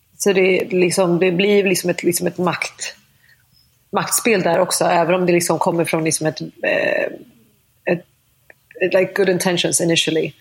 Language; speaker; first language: Swedish; native; Swedish